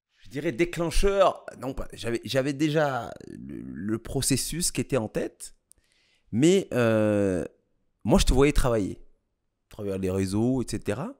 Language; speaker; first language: French; early bilingual, other home language; Kabuverdianu